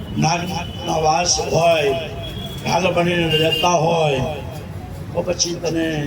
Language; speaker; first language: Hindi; non-native, local second language; Gujarati